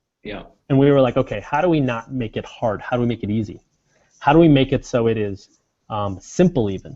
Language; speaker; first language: English; native; English